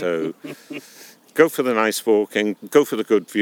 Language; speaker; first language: English; native; English